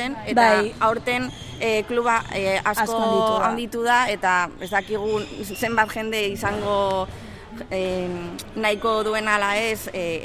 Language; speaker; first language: Basque; non-native, local second language; Spanish